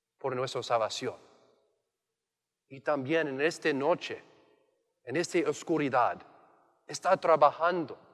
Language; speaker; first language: Spanish; non-native, learner; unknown